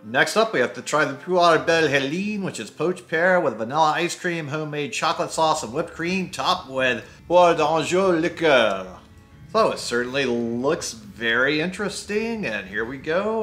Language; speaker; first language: English; native; English